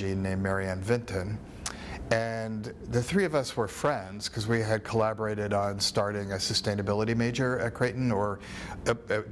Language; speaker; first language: English; native; English